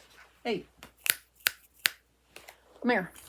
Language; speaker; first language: English; native; English